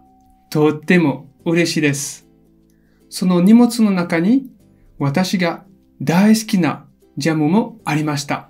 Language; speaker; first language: Japanese; non-native, fluent; French